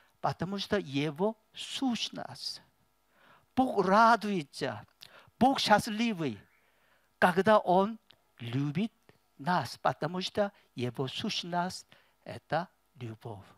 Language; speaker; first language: Russian; non-native, learner; Korean